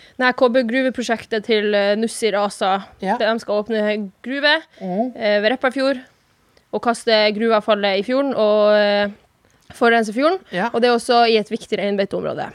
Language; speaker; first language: Norwegian; non-native, local second language; Northern Sami